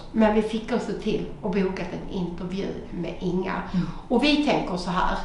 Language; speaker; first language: Swedish; native; Swedish